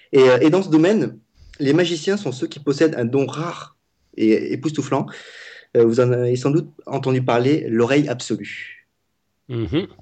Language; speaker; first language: French; non-native, fluent; Vietnamese